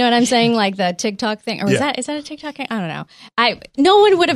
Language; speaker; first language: English; early bilingual, other home language; Spanish